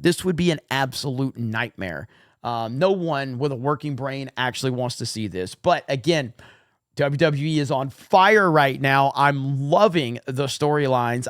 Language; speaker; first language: English; native; English